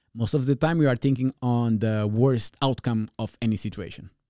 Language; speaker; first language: English; non-native, fluent; Portuguese